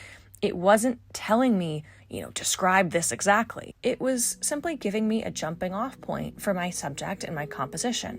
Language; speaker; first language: English; native; English